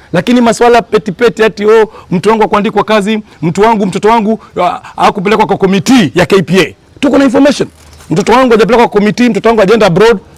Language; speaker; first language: Swahili; native; Swahili